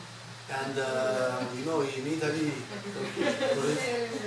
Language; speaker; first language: English; non-native, learner; Italian